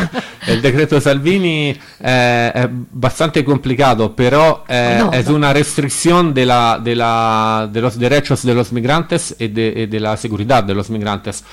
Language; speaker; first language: Spanish; non-native, learner; Italian